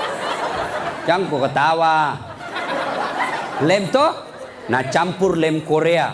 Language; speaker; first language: Indonesian; native; Indonesian